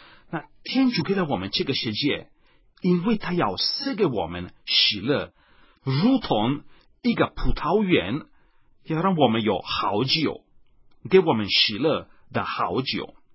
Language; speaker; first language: Chinese; non-native, fluent; Italian